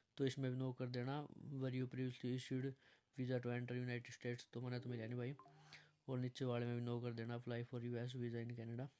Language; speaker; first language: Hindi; non-native, local second language; Punjabi